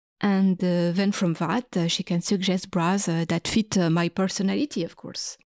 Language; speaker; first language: English; non-native, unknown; French